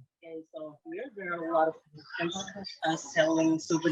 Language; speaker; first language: English; non-native, fluent; Indonesian